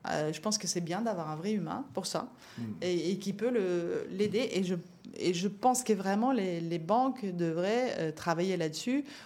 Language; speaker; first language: French; non-native, fluent; Norwegian